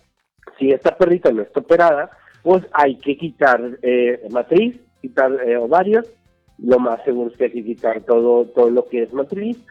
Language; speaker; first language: Spanish; native; Spanish